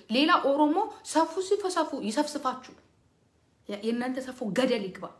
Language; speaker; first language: Amharic; non-native, local second language; Oromo